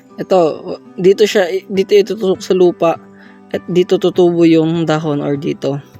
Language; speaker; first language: Filipino; non-native, local second language; Cebuano